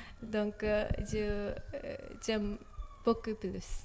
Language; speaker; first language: French; non-native, learner; Japanese